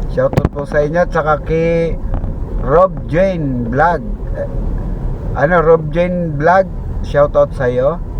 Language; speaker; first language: Filipino; native; Filipino